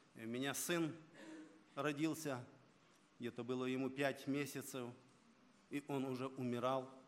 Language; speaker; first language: Russian; non-native, local second language; Ukrainian